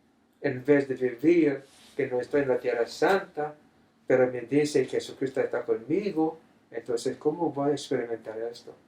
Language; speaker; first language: Spanish; non-native, fluent; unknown